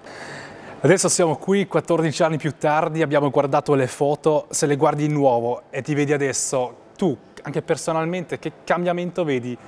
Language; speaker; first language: Italian; non-native, local second language; German